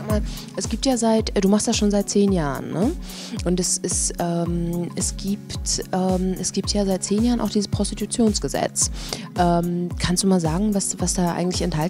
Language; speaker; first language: German; native; German